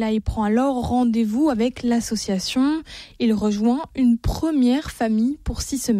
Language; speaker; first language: French; native; French